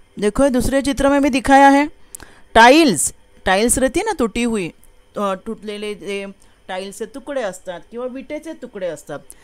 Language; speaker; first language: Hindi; non-native, local second language; Marathi